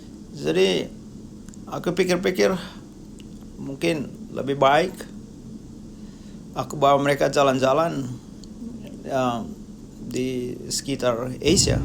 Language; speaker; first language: Indonesian; non-native, local second language; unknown